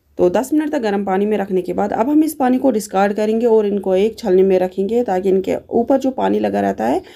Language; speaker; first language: Hindi; non-native, local second language; Kashmiri